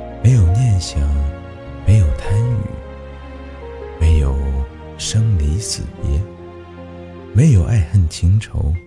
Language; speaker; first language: Chinese; native; Chinese